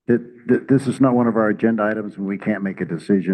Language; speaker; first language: English; native; English